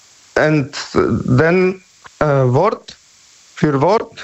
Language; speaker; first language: German; non-native, learner; Polish